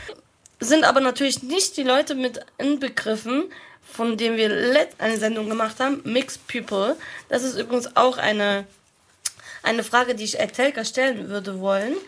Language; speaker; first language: German; early bilingual, other home language; Arabic